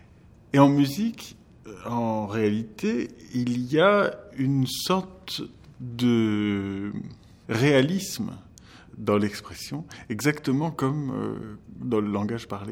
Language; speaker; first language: French; native; French